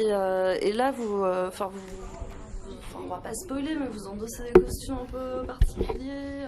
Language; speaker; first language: French; native; French